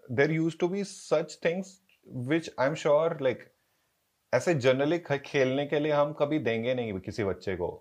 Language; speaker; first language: Hindi; native; Hindi